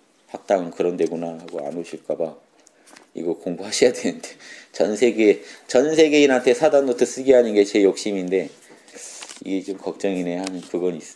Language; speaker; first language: Korean; native; Korean